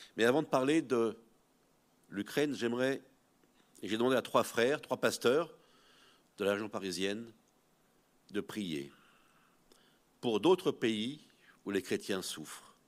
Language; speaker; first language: French; native; French